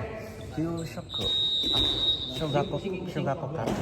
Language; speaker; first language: Japanese; non-native, learner; Indonesian